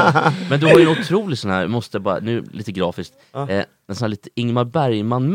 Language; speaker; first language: Swedish; native; Swedish